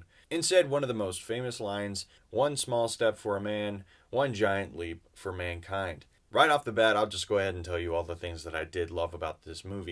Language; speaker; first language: English; native; English